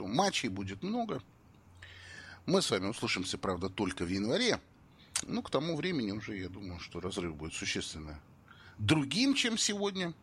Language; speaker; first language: Russian; native; Russian